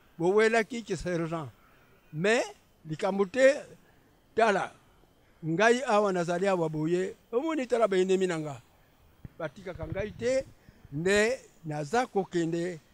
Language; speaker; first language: Lingala; non-native, local second language; Kongo